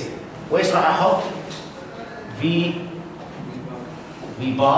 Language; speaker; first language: Arabic; native; Arabic